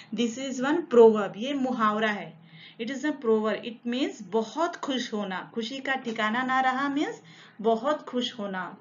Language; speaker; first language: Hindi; non-native, local second language; Telugu